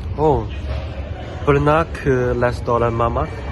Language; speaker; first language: Indonesian; non-native, learner; Chinese